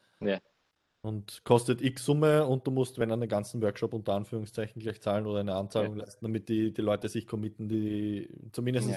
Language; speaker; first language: German; native; German